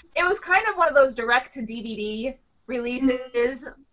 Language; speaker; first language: English; native; English